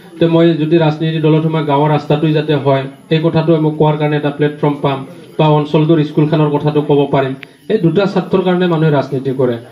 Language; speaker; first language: Assamese; non-native, local second language; Bodo